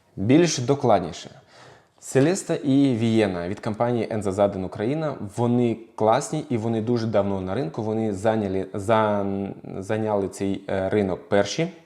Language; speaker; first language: Ukrainian; non-native, local second language; Russian